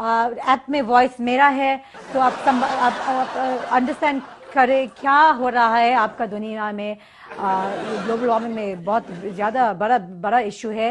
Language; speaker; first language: Hindi; non-native, learner; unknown